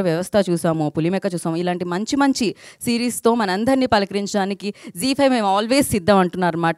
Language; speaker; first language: Telugu; native; Telugu